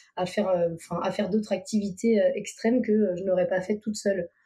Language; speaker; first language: French; native; French